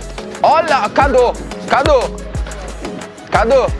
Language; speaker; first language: French; non-native, learner; Portuguese